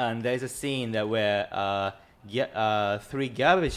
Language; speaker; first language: English; non-native, fluent; Japanese